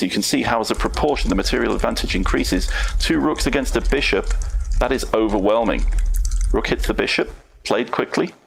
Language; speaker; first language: English; native; English